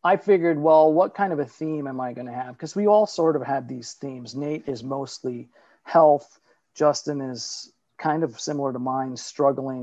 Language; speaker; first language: English; early bilingual, other home language; Italian